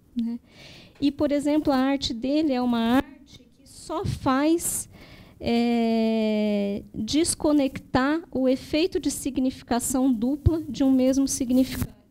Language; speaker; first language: Portuguese; native; Portuguese